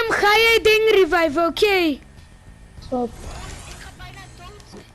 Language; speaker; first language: Dutch; early bilingual, other home language; Turkish